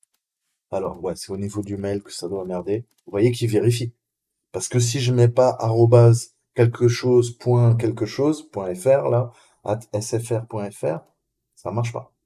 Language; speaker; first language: French; native; French